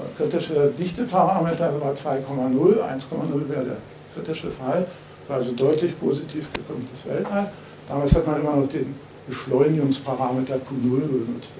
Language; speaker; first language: German; native; German